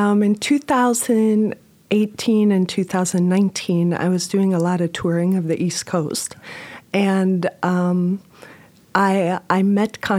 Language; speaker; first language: English; native; English